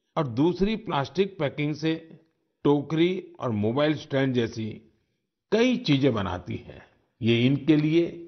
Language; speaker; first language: Hindi; non-native, local second language; Gujarati